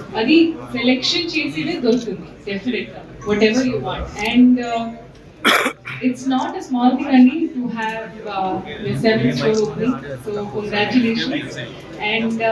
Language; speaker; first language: Telugu; non-native, learner; Hindi